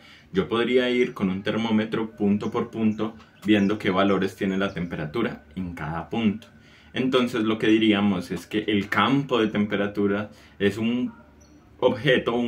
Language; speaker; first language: Spanish; native; Spanish